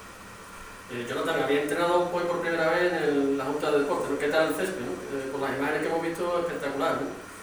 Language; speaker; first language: Spanish; native; Spanish